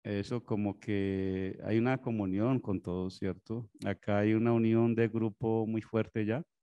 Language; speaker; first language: Spanish; native; Spanish